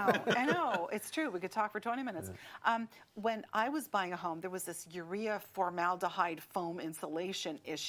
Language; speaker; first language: English; native; English